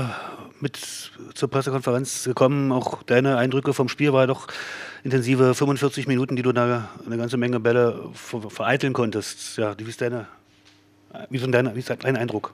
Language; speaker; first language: German; native; German